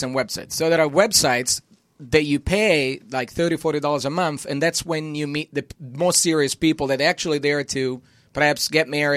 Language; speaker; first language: English; non-native, fluent; Italian